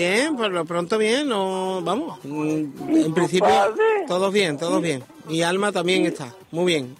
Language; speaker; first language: Spanish; native; Spanish